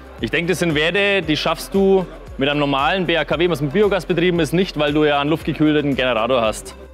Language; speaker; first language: German; native; German